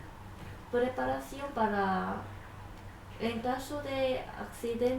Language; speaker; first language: Spanish; non-native, learner; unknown